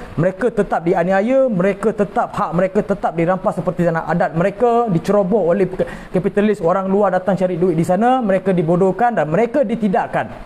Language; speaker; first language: Malay; non-native, local second language; Tamil